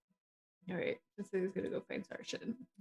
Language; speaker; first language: English; native; English